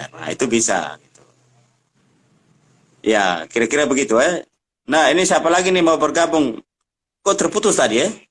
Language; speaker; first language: Indonesian; native; Indonesian